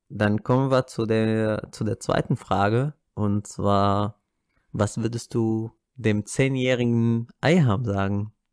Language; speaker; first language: German; non-native, fluent; Arabic